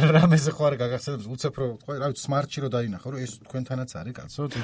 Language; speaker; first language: Georgian; native; Georgian